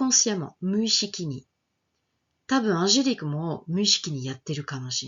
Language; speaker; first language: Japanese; non-native, fluent; French